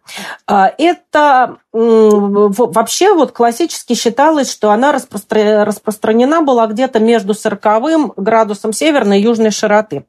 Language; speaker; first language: Russian; native; Russian